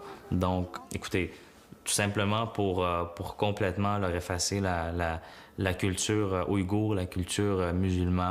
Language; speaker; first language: French; non-native, fluent; Uyghur